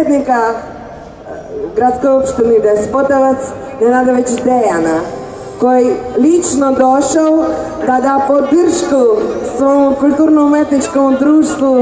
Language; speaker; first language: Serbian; non-native, fluent; Russian